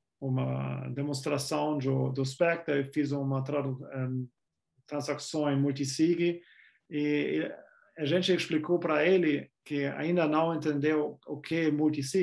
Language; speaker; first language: Portuguese; non-native, fluent; German